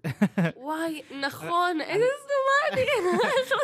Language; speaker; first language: Hebrew; native; Hebrew